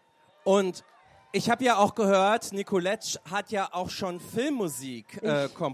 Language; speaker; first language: German; native; German